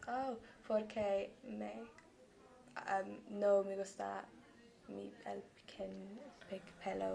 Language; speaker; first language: Spanish; non-native, learner; English